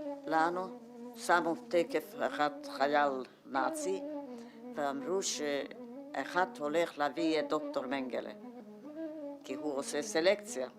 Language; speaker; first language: Hebrew; non-native, fluent; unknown